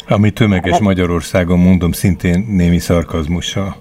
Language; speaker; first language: Hungarian; native; Hungarian